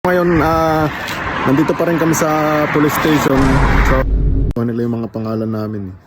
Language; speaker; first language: Filipino; native; Filipino